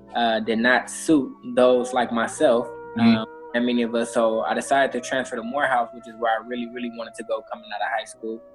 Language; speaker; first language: English; native; English